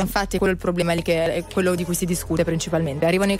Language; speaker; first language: Italian; native; Italian